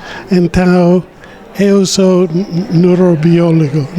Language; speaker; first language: Portuguese; non-native, learner; English